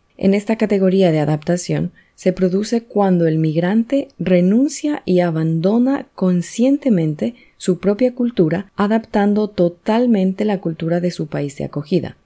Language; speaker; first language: Spanish; native; Spanish